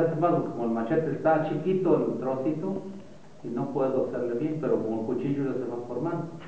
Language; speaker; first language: Spanish; native; Spanish